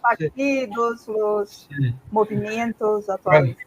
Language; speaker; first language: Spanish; non-native, fluent; Portuguese